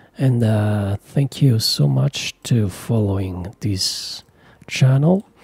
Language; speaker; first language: English; non-native, learner; Italian